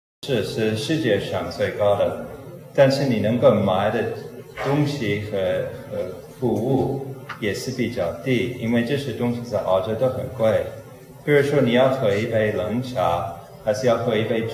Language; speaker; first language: Chinese; non-native, fluent; English